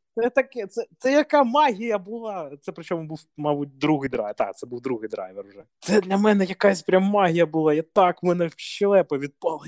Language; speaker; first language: Ukrainian; native; Ukrainian